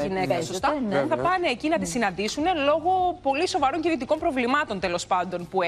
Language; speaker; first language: Greek; native; Greek